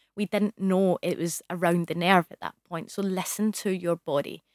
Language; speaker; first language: English; native; English